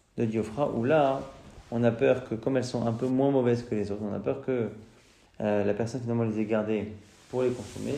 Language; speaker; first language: French; native; French